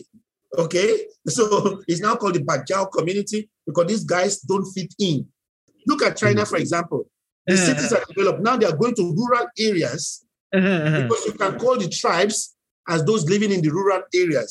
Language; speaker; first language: English; non-native, local second language; Yoruba